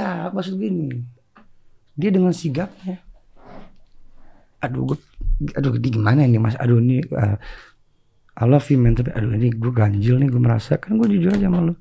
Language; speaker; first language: Indonesian; native; Indonesian